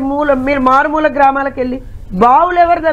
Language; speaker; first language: Telugu; native; Telugu